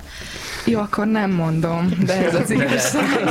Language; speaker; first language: Hungarian; native; Hungarian